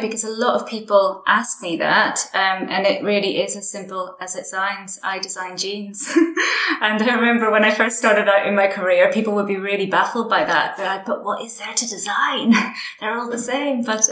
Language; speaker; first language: English; native; English